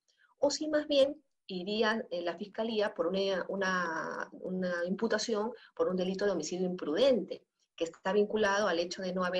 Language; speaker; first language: Spanish; native; Spanish